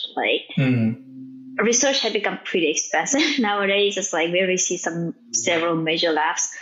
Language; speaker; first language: English; non-native, fluent; Vietnamese